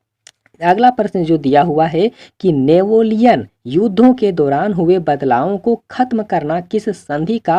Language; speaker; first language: Hindi; native; Hindi